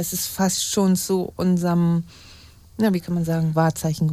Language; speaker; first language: German; native; German